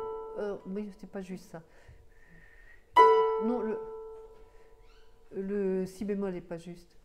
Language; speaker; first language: French; native; French